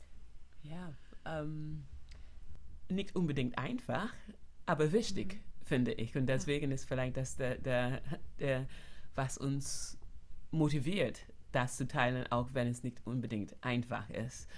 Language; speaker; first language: German; non-native, fluent; English